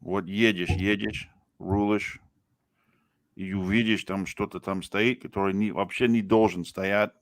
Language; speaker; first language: Russian; non-native, fluent; English